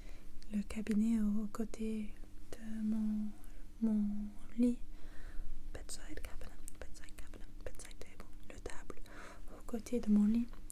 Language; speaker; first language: French; non-native, learner; English